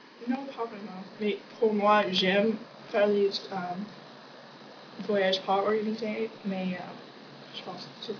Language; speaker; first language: French; non-native, learner; English